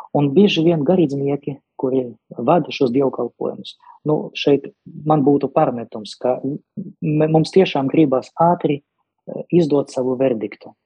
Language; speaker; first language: Latvian; non-native, local second language; Russian